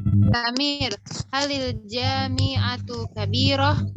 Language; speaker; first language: Arabic; non-native, learner; Indonesian